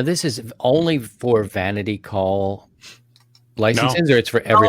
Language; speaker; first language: English; native; English